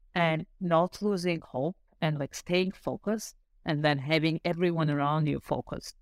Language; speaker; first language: English; non-native, fluent; Armenian